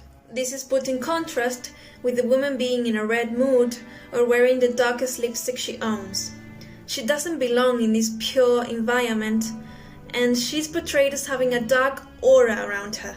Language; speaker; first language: English; non-native, fluent; Spanish